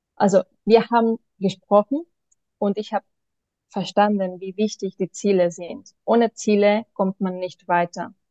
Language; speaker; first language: German; non-native, fluent; Spanish